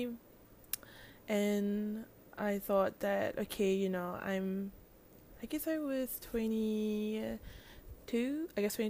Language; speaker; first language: English; native; English